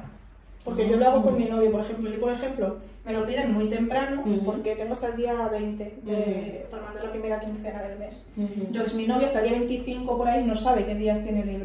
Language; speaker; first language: Spanish; native; Spanish